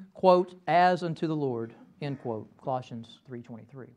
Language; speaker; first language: English; native; English